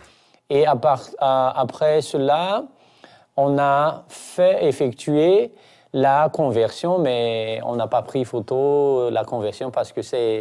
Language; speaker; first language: French; non-native, local second language; Malagasy